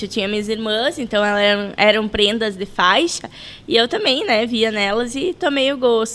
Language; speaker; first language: Portuguese; native; Portuguese